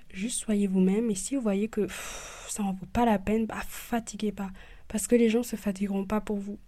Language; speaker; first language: French; early bilingual, other home language; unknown